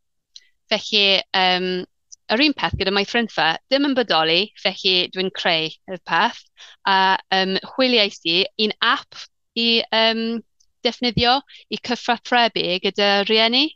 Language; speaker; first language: Welsh; non-native, learner; English